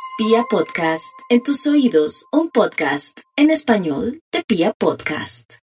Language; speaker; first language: Spanish; native; Spanish